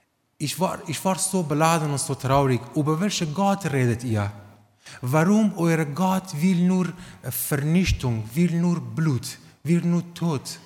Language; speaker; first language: German; non-native, learner; Romanian